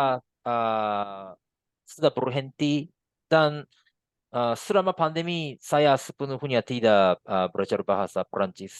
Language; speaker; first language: Indonesian; non-native, fluent; Japanese